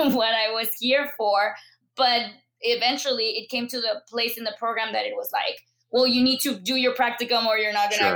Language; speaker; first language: English; non-native, fluent; Spanish